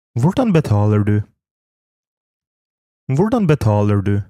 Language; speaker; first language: Norwegian; non-native, fluent; Polish